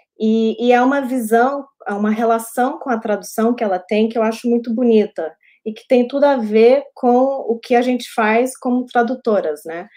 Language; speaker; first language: Portuguese; early bilingual, heritage; Portuguese